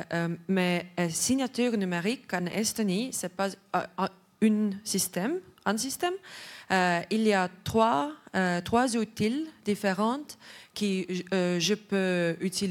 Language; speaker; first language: French; non-native, learner; Estonian